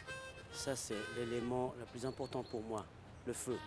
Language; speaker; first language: French; early bilingual, other home language; Khmer